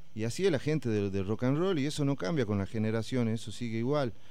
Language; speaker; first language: Spanish; native; Spanish